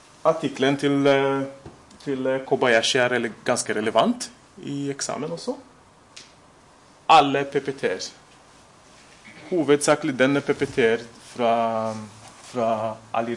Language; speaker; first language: Norwegian; non-native, fluent; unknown